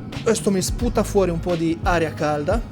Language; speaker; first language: Italian; native; Italian